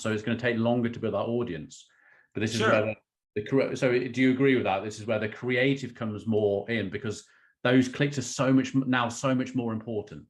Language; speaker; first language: English; native; English